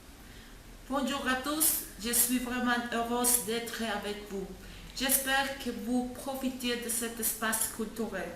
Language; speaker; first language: French; non-native, learner; Spanish